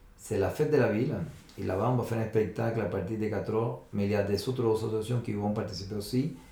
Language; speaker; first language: French; non-native, fluent; Spanish